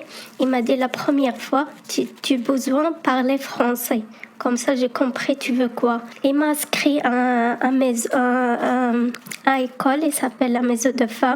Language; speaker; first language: French; non-native, learner; Arabic